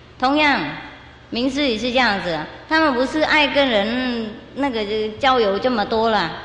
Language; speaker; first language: Chinese; non-native, fluent; Vietnamese